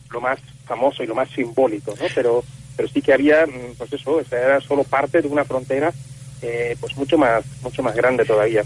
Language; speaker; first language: Spanish; non-native, fluent; German